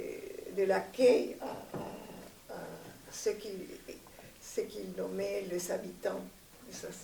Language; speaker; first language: French; non-native, fluent; Spanish